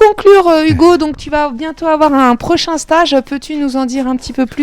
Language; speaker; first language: French; native; French